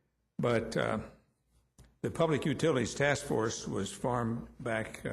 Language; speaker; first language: English; native; English